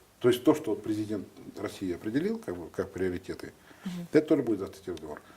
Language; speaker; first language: Russian; native; Russian